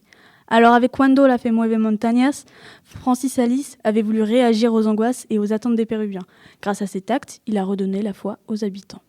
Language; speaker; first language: French; native; French